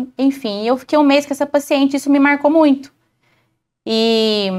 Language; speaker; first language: Portuguese; native; Portuguese